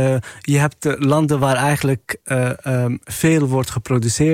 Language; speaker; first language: Dutch; non-native, fluent; Arabic